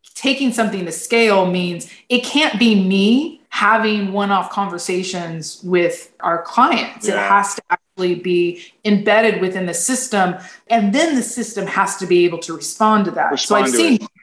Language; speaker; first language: English; native; English